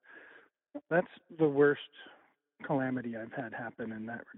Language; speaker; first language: English; native; English